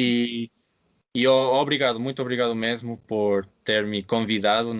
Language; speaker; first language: Portuguese; non-native, fluent; English